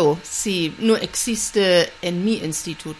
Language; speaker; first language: Spanish; non-native, fluent; German